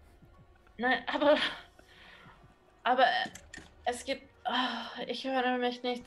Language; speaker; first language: German; non-native, learner; English